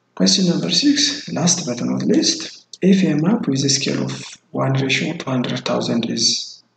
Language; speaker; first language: English; non-native, local second language; Amharic